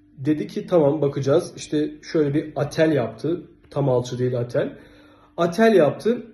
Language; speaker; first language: Turkish; native; Turkish